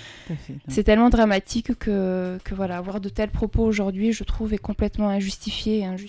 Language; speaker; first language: French; early bilingual, other home language; Kurdish